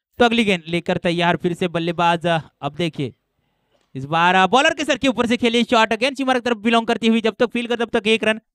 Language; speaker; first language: Hindi; non-native, local second language; Gujarati